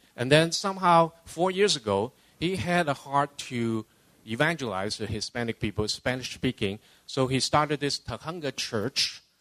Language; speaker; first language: English; non-native, local second language; Cantonese